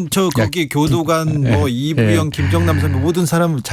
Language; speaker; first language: Korean; native; Korean